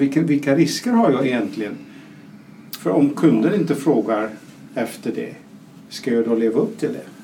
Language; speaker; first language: Swedish; non-native, fluent; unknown